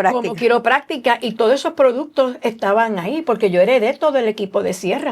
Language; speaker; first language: Spanish; native; Spanish